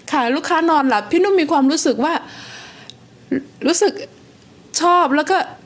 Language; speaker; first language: Thai; native; Thai